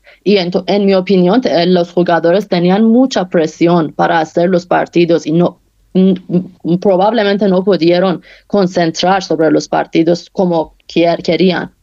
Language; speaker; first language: Spanish; non-native, fluent; Persian